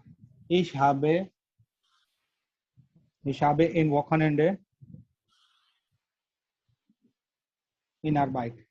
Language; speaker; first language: German; non-native, learner; Gujarati